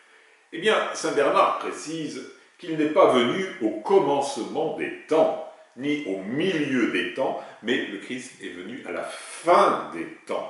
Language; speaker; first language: French; native; French